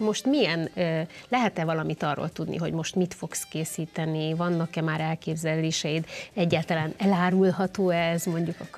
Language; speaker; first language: Hungarian; native; Hungarian